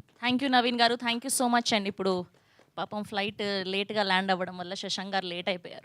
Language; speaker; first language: Telugu; native; Telugu